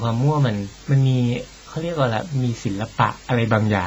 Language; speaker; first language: Thai; native; Thai